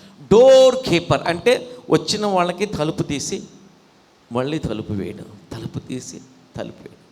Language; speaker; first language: Telugu; native; Telugu